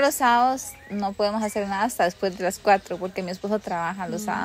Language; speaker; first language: Spanish; native; Spanish